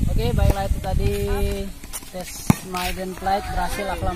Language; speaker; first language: Indonesian; native; Indonesian